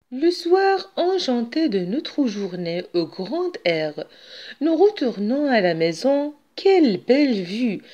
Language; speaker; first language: French; non-native, local second language; Arabic